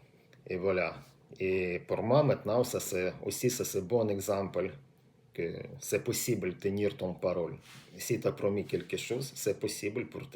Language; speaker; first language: French; non-native, learner; Russian